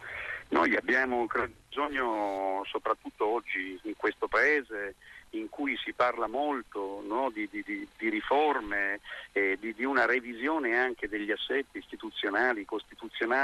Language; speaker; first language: Italian; native; Italian